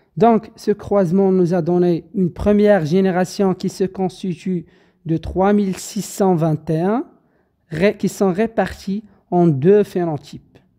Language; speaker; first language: French; non-native, local second language; Arabic